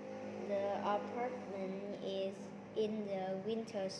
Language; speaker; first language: English; non-native, learner; Vietnamese